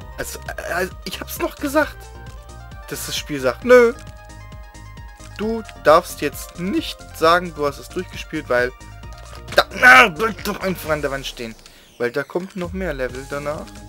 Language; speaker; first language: German; native; German